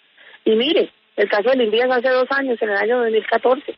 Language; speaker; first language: Spanish; native; Spanish